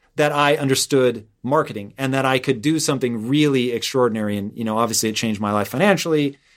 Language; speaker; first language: English; native; English